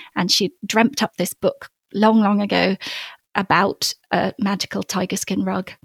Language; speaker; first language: English; native; English